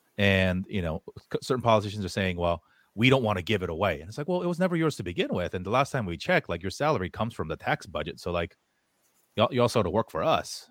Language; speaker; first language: English; early bilingual, other home language; Korean